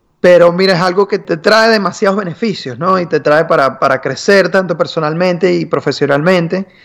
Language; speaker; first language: Spanish; native; Spanish